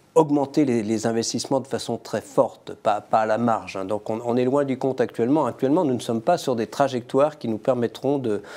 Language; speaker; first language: French; native; French